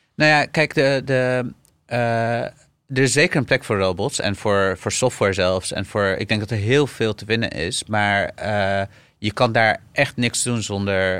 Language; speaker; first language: Dutch; early bilingual, other home language; Arabic